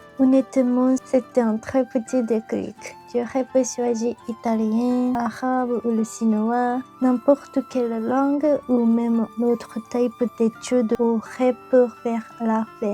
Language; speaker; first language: French; non-native, learner; Japanese